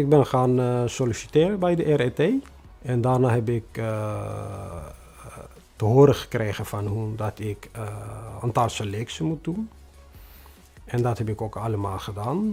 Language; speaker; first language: Dutch; non-native, fluent; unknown